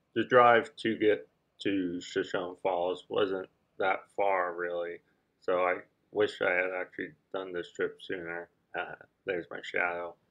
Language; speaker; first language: English; native; English